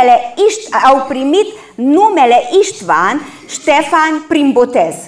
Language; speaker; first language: Romanian; non-native, local second language; Hungarian